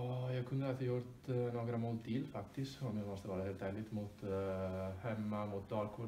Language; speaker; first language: Swedish; non-native, fluent; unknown